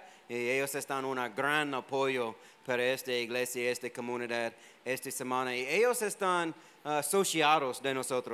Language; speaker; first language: Spanish; non-native, fluent; English